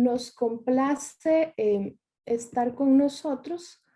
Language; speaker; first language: Spanish; native; Spanish